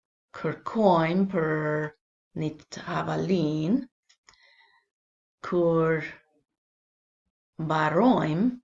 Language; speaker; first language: Albanian; non-native, learner; English